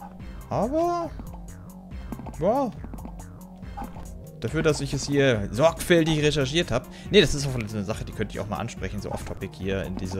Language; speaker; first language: German; native; German